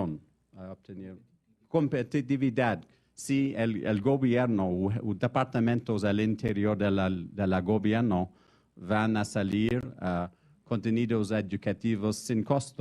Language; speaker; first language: Spanish; non-native, fluent; French